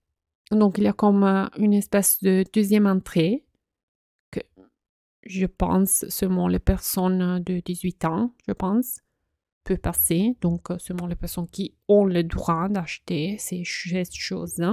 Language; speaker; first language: French; non-native, fluent; Italian